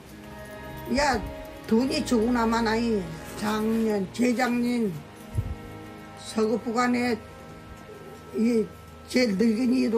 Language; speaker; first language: Korean; native; Korean